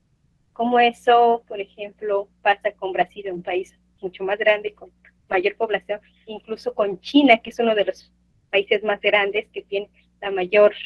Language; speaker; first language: Spanish; non-native, fluent; Portuguese